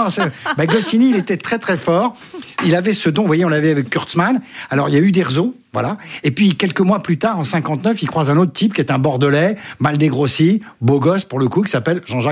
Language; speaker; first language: French; native; French